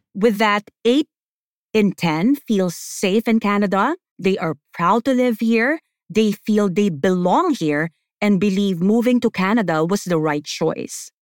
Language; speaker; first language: English; non-native, local second language; Filipino